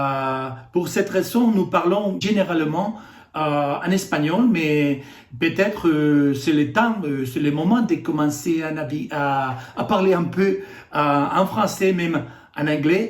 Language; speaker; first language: French; non-native, fluent; Spanish